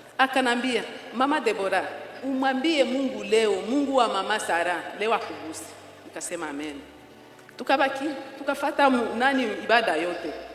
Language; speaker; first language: Swahili; native; Swahili